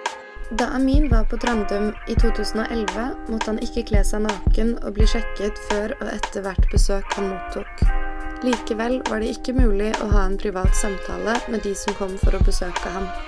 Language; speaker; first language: Norwegian; native; Norwegian